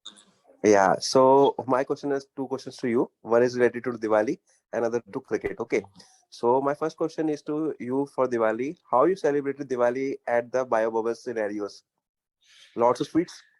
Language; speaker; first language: English; non-native, learner; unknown